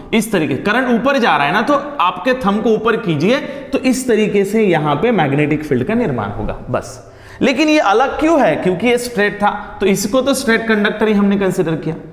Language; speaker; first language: Hindi; non-native, local second language; Marathi